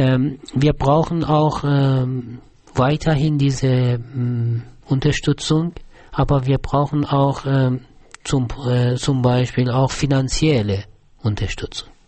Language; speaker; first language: German; non-native, fluent; Persian